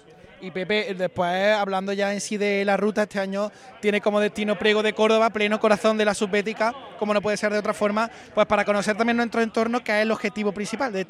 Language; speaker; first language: Spanish; native; Spanish